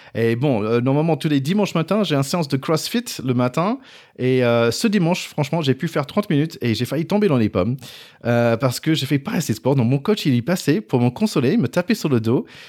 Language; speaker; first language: French; non-native, fluent; English